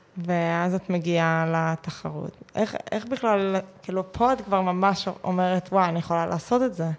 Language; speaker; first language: Hebrew; native; Hebrew